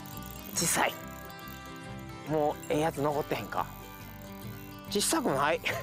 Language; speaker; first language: Japanese; native; Japanese